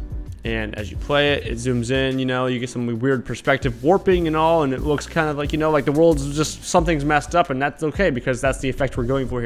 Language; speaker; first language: English; native; English